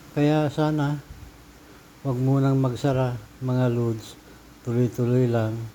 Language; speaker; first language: Filipino; native; Filipino